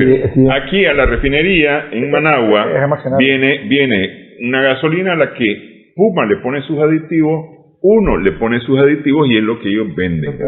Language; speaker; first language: Spanish; native; Spanish